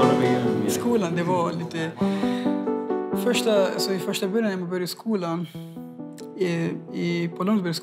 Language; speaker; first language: Swedish; non-native, fluent; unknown